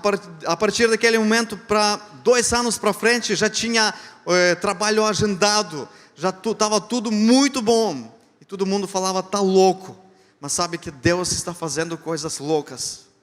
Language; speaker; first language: Portuguese; non-native, fluent; Ukrainian